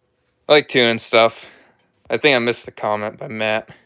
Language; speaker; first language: English; native; English